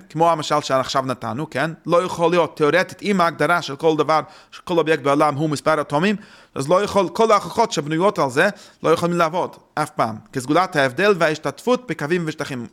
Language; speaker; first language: Hebrew; non-native, fluent; English